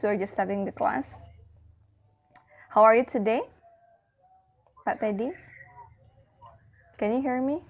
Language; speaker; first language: English; non-native, fluent; Indonesian